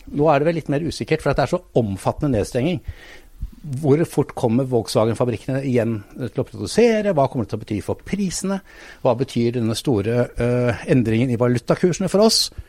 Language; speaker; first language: Norwegian; native; Norwegian